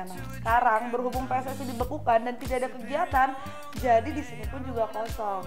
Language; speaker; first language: Indonesian; native; Indonesian